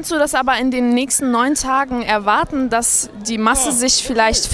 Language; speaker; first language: German; native; German